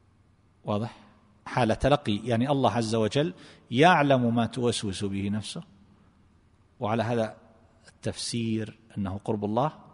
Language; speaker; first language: Arabic; native; Arabic